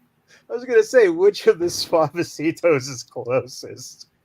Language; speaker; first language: English; native; English